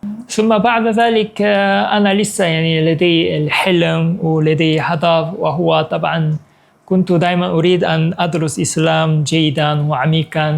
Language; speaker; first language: Arabic; non-native, fluent; Korean